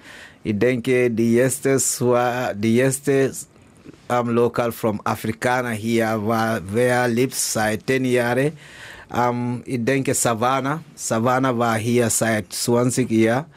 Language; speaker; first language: German; non-native, learner; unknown